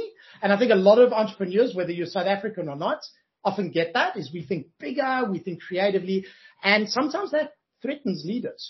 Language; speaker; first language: English; native; English